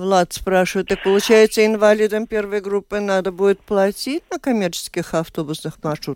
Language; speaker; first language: Russian; native; Russian